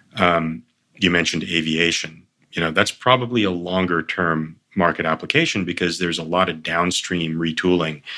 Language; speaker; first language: English; early bilingual, other home language; Armenian